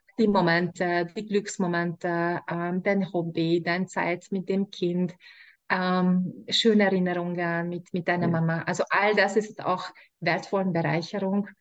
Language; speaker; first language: German; non-native, fluent; Hungarian